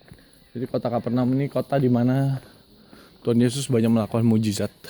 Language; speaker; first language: Indonesian; native; Indonesian